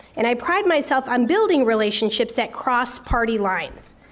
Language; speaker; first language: English; native; English